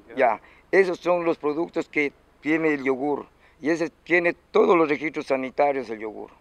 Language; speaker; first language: Spanish; native; Spanish